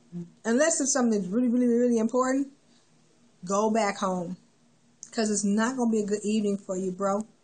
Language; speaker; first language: English; native; English